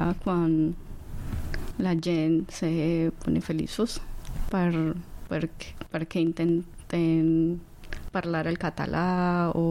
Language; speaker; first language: Catalan; non-native, learner; Spanish